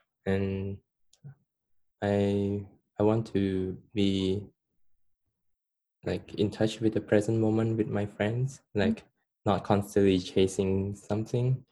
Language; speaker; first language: English; non-native, fluent; Khmer